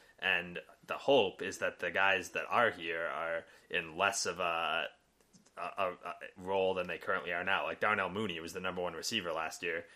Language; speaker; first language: English; native; English